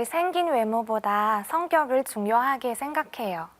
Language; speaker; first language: Korean; non-native, learner; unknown